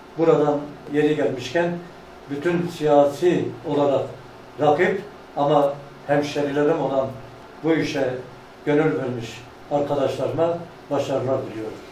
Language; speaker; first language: Turkish; native; Turkish